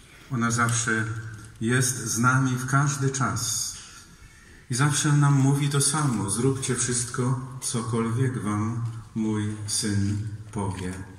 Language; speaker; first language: Polish; native; Polish